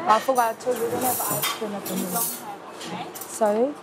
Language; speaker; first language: English; non-native, learner; Korean